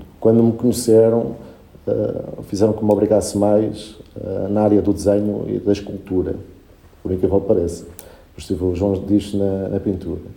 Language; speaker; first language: Portuguese; early bilingual, other home language; Spanish